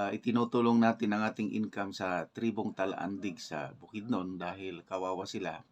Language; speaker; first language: Filipino; native; Filipino